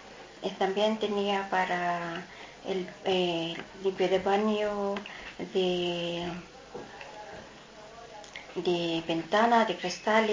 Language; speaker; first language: Spanish; non-native, learner; Filipino